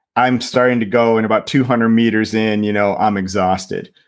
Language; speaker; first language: English; native; English